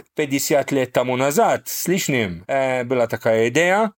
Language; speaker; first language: Russian; non-native, fluent; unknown